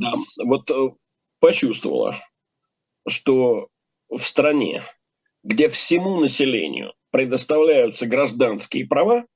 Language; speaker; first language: Russian; native; Russian